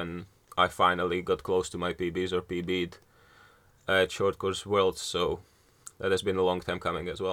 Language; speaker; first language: English; non-native, fluent; Slovak